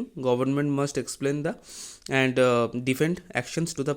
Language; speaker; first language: English; non-native, local second language; Hindi